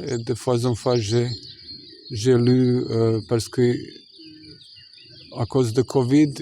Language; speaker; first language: French; non-native, fluent; Croatian